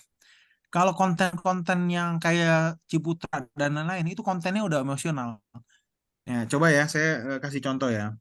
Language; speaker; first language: Indonesian; native; Indonesian